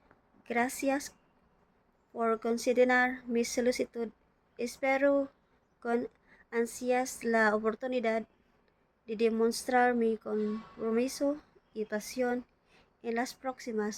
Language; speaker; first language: Spanish; non-native, learner; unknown